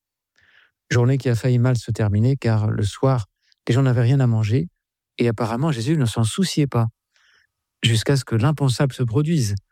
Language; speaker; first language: French; native; French